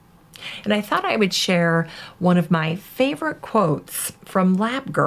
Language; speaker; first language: English; native; English